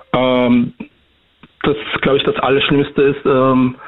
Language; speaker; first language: German; non-native, fluent; Arabic